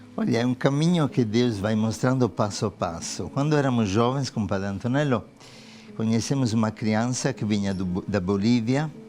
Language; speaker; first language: Portuguese; non-native, fluent; Italian